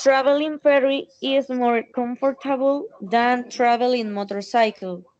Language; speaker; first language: English; non-native, learner; Spanish